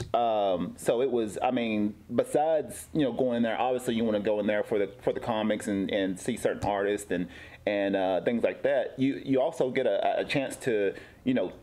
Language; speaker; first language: English; native; English